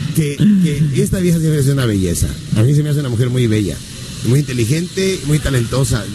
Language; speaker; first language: Spanish; native; Spanish